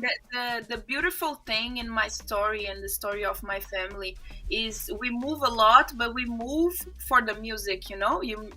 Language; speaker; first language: English; non-native, fluent; Portuguese